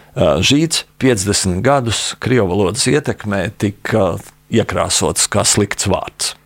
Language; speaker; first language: Latvian; native; Latvian